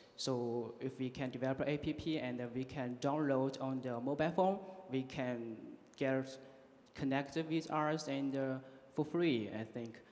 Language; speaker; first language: English; non-native, learner; Chinese